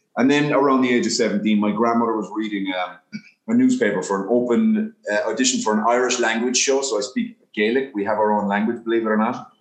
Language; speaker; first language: English; native; English